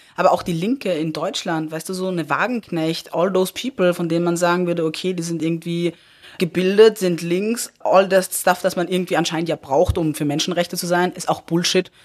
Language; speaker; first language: German; early bilingual, other home language; Persian